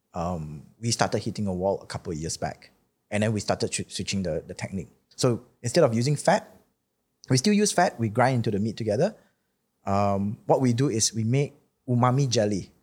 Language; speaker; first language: English; non-native, local second language; Chinese